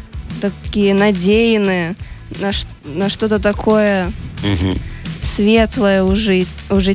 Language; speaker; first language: Belarusian; non-native, local second language; Russian